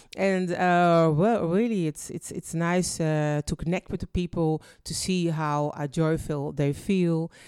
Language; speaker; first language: English; early bilingual, other home language; Dutch